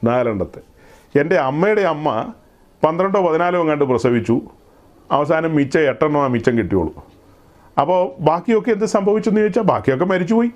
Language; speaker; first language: Malayalam; native; Malayalam